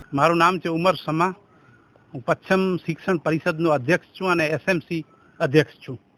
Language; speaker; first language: Gujarati; non-native, local second language; Kachhi